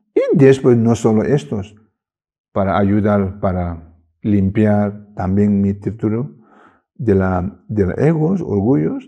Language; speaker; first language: Spanish; non-native, learner; Tibetan